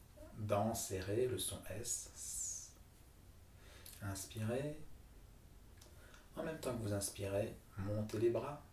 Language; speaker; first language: French; native; French